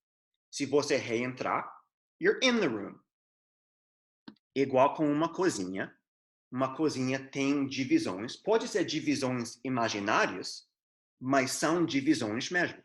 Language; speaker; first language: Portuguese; non-native, fluent; English